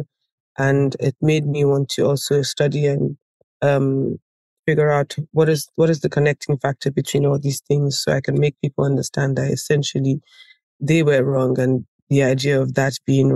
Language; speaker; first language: English; non-native, local second language; Yoruba